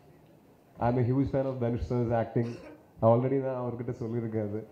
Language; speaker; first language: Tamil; non-native, learner; Malayalam